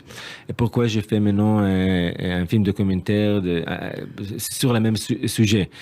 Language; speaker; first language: French; non-native, learner; Hebrew